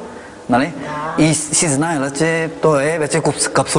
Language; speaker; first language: Bulgarian; non-native, fluent; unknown